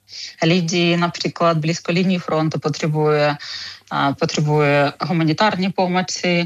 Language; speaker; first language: Czech; non-native, fluent; Ukrainian